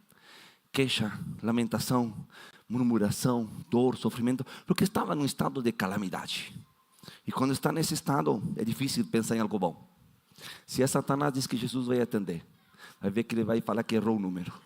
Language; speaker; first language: Portuguese; non-native, fluent; Spanish